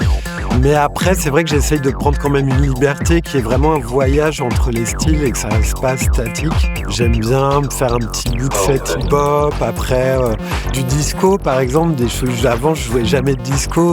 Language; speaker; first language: French; native; French